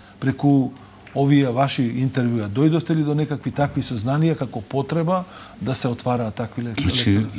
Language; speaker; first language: Macedonian; native; Macedonian